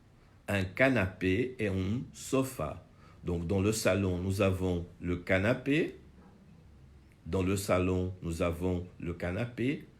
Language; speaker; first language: French; non-native, fluent; Portuguese